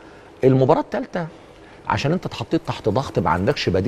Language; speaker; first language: Arabic; native; Arabic